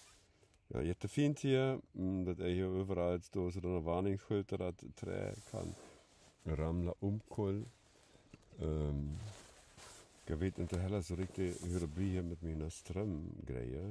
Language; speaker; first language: Swedish; non-native, fluent; German